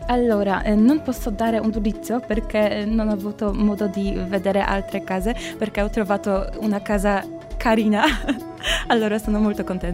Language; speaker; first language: Italian; non-native, learner; Polish